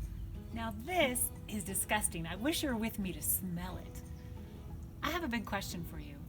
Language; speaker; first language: English; native; English